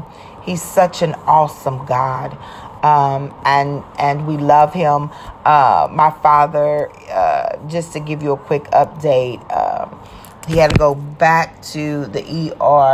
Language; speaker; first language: English; native; English